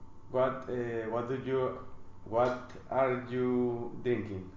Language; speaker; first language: English; non-native, learner; Spanish